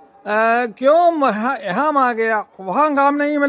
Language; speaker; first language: Hindi; non-native, local second language; Malayalam